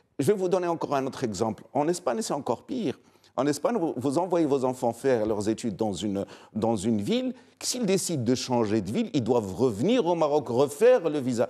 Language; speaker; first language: French; non-native, local second language; Arabic